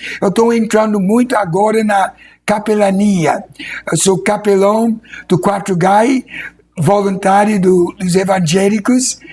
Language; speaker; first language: Portuguese; non-native, fluent; English